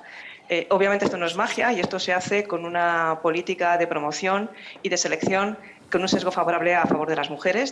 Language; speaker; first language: Spanish; native; Spanish